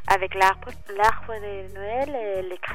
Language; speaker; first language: French; non-native, fluent; Spanish